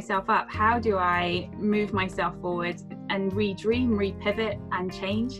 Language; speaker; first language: English; native; English